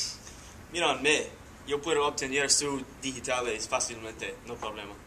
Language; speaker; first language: Spanish; non-native, learner; English